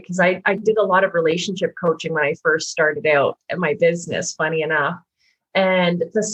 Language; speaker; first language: English; native; English